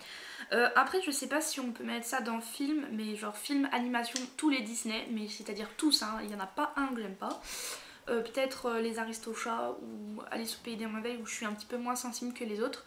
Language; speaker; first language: French; native; French